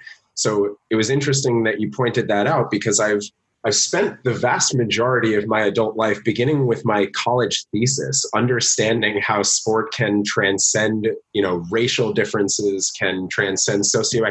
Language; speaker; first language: English; native; English